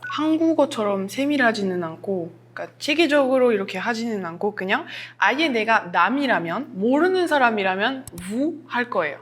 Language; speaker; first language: Korean; non-native, fluent; French